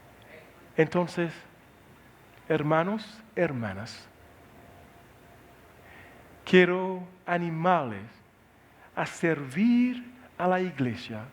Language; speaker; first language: Spanish; non-native, learner; Haitian Creole